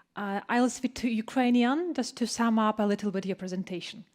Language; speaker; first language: English; non-native, fluent; Ukrainian